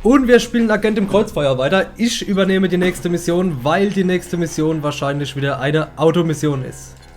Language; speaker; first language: German; native; German